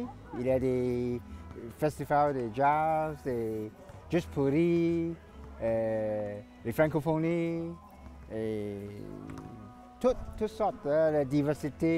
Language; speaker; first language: French; non-native, fluent; Cantonese